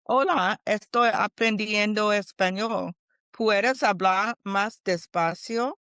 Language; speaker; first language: Spanish; non-native, learner; English